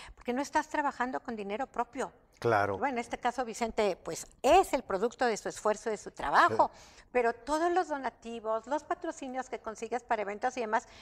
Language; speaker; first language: Spanish; native; Spanish